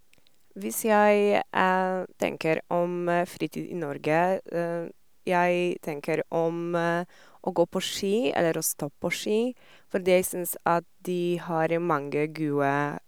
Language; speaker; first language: Norwegian; non-native, learner; Polish